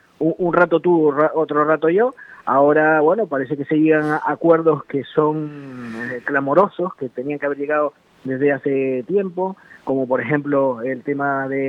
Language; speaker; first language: Spanish; native; Spanish